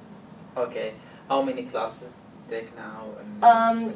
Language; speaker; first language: English; non-native, learner; Arabic